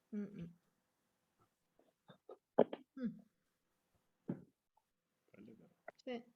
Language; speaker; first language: Italian; native; Italian